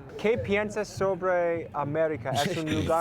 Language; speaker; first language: Spanish; non-native, learner; English